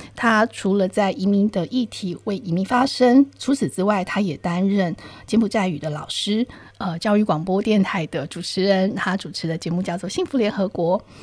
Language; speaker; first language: Chinese; native; Chinese